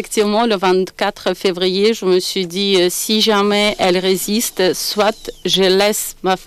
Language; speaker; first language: French; non-native, fluent; Ukrainian